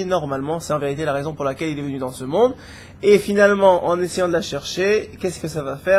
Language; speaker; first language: French; native; French